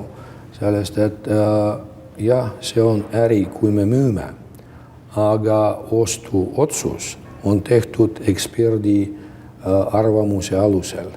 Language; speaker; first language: Estonian; non-native, local second language; Russian